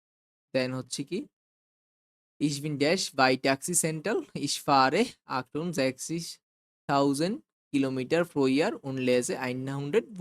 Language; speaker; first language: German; non-native, fluent; Bangla